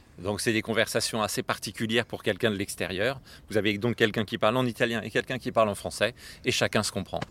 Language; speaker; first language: French; native; French